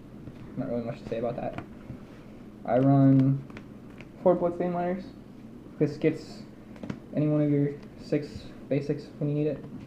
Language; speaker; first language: English; native; English